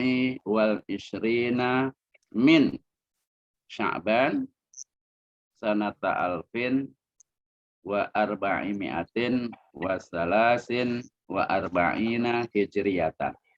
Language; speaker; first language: Arabic; non-native, fluent; Indonesian